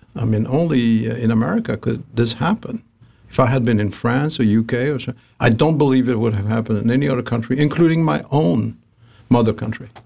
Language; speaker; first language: English; non-native, fluent; Arabic